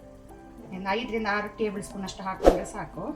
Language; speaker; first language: Kannada; native; Kannada